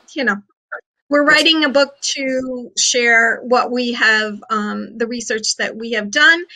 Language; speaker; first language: English; native; English